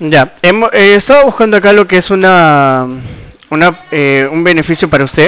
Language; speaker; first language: Spanish; native; Spanish